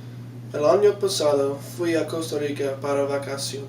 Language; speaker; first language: Spanish; non-native, learner; English